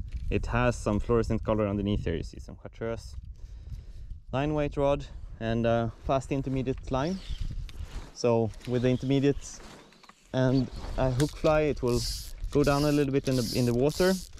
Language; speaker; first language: English; non-native, fluent; Swedish